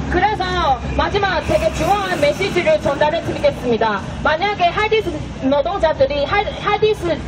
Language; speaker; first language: Korean; non-native, fluent; Chinese